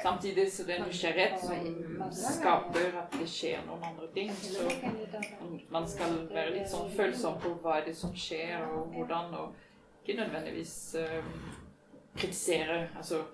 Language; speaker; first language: Norwegian; non-native, fluent; French